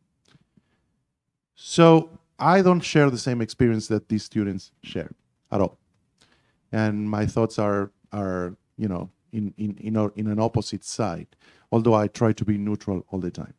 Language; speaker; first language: English; non-native, fluent; Spanish